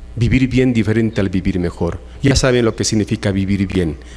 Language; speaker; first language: Spanish; non-native, local second language; Aymara